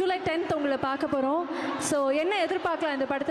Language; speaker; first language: Tamil; native; Tamil